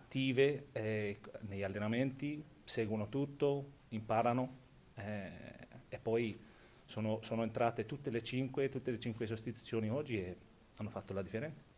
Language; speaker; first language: Italian; non-native, fluent; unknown